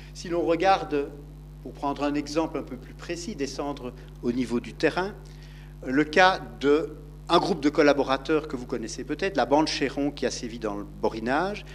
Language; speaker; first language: French; native; French